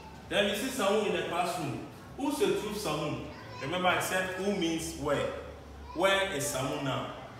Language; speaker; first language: English; non-native, local second language; Akan